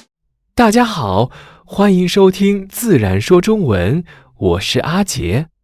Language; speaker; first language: Chinese; native; Chinese